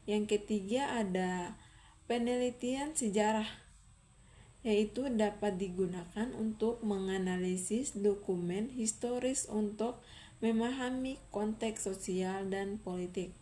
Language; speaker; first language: Indonesian; native; Indonesian